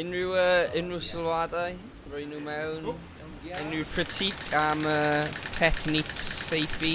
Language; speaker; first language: Welsh; native; Welsh